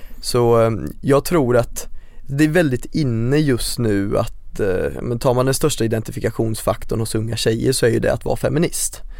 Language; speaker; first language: Swedish; native; Swedish